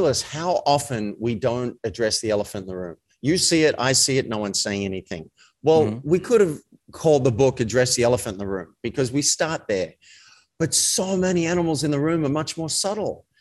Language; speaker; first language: English; native; English